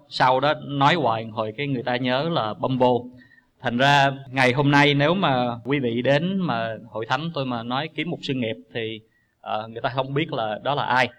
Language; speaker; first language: Vietnamese; native; Vietnamese